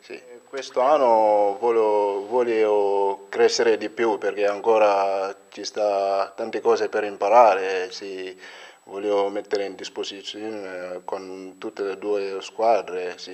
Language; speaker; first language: Italian; non-native, fluent; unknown